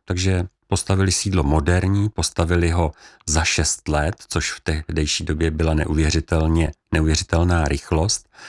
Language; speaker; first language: Czech; native; Czech